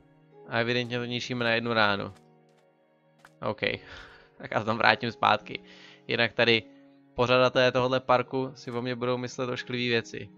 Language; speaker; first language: Czech; native; Czech